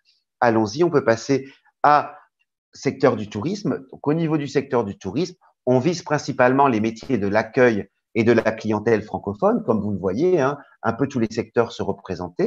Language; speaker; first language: French; native; French